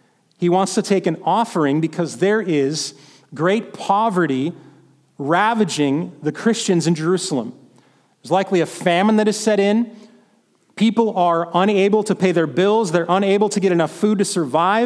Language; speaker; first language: English; native; English